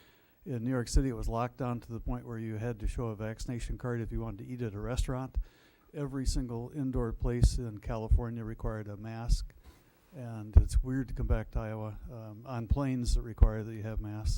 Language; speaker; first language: English; native; English